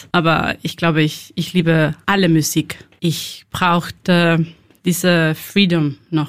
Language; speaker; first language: German; non-native, learner; Spanish